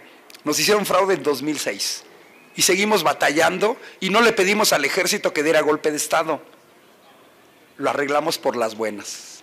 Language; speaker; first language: Spanish; native; Spanish